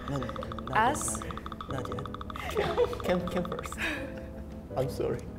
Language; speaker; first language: English; non-native, learner; Korean